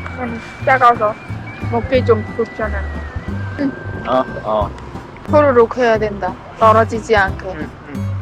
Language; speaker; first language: Korean; non-native, learner; Khmer